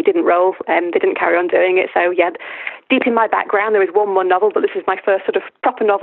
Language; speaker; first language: English; native; English